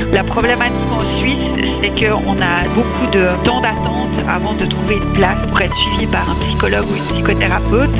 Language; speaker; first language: French; native; French